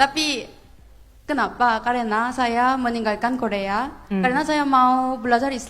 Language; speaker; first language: Indonesian; non-native, fluent; Korean